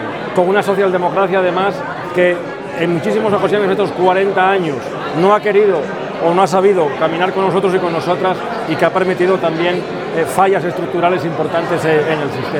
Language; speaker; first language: Spanish; native; Spanish